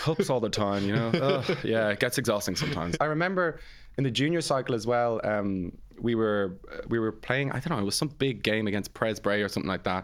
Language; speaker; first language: English; native; English